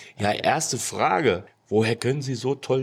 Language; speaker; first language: German; native; German